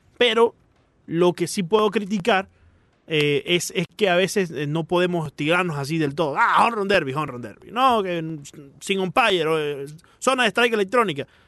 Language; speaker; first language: Spanish; native; Spanish